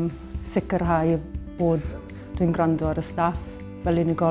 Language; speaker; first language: Welsh; non-native, local second language; English